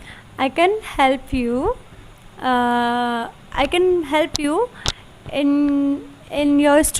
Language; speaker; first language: English; non-native, learner; Hindi